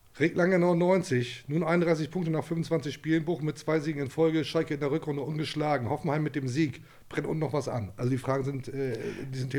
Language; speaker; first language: German; native; German